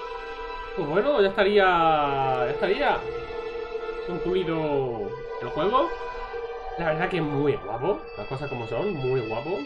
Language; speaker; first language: Spanish; native; Spanish